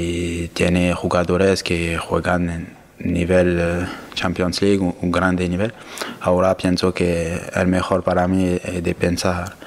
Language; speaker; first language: Spanish; non-native, learner; French